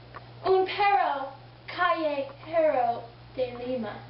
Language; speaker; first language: Spanish; non-native, learner; English